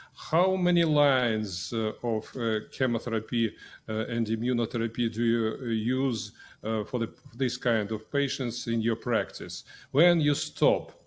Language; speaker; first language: English; non-native, fluent; Russian